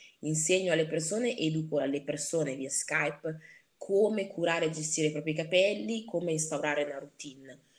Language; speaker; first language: Italian; early bilingual, other home language; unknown